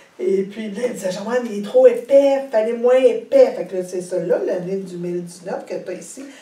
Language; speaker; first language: French; native; French